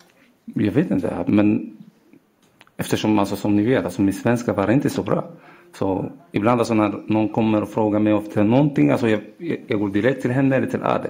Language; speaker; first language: Swedish; non-native, learner; Arabic